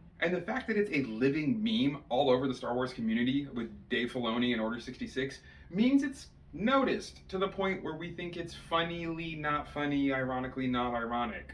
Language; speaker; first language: English; native; English